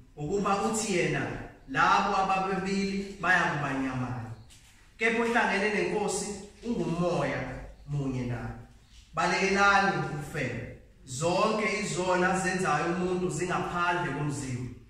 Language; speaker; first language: Zulu; non-native, local second language; Xhosa